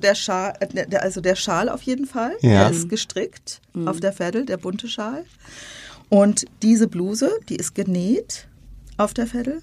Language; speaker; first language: German; native; German